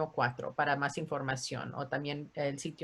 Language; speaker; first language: Spanish; early bilingual, heritage; Spanish